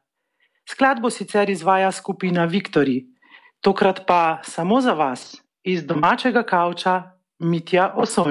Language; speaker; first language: Slovenian; native; Slovenian